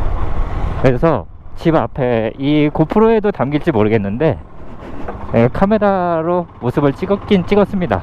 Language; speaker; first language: Korean; native; Korean